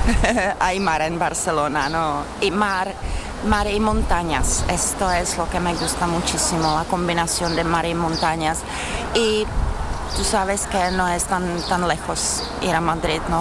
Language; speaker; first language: Spanish; non-native, fluent; Czech